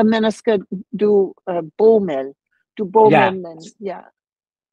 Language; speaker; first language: Danish; non-native, learner; English